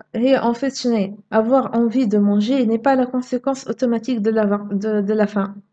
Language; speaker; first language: French; non-native, local second language; Arabic